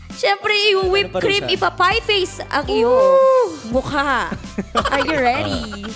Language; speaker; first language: Filipino; native; Filipino